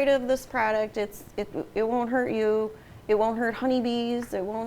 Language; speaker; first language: English; native; English